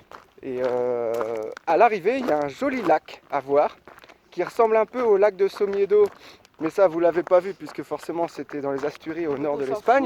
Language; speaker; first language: French; native; French